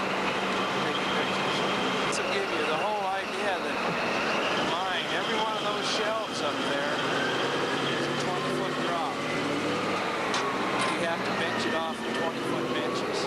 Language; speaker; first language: English; native; English